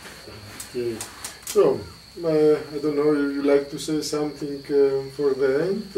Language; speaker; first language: English; non-native, learner; Greek